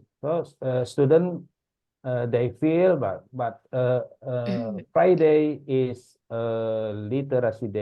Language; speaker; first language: English; non-native, learner; Indonesian